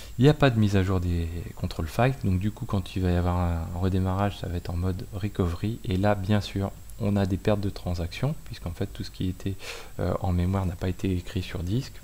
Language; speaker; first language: French; native; French